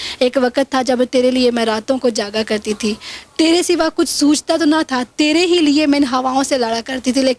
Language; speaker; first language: Urdu; non-native, local second language; Punjabi